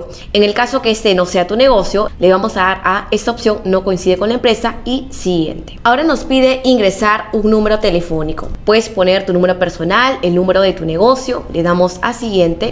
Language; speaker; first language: Spanish; native; Spanish